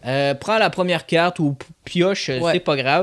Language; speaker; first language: French; native; French